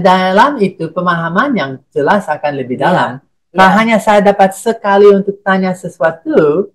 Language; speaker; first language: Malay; non-native, fluent; English